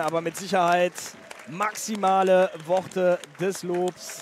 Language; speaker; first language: German; native; German